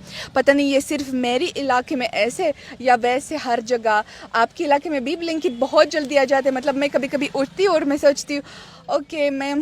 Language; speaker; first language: Hindi; non-native, fluent; Russian